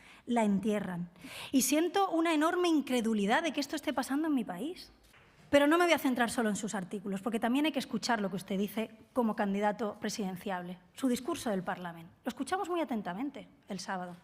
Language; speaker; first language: Spanish; native; Spanish